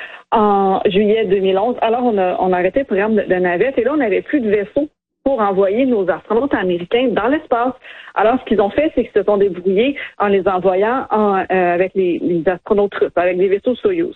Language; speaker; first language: French; native; French